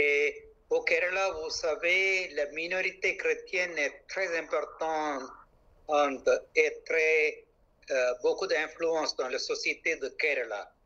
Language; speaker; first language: French; non-native, local second language; Malayalam